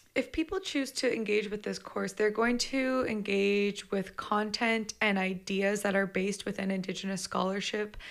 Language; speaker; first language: English; native; English